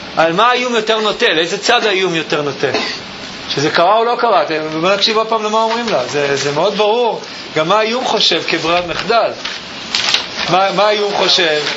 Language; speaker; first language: Hebrew; native; Hebrew